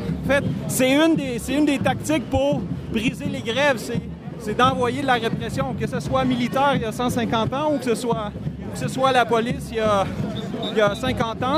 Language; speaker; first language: French; native; French